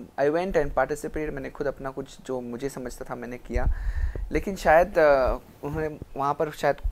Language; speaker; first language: Hindi; non-native, local second language; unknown